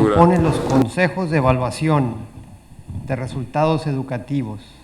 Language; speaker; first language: Spanish; native; Spanish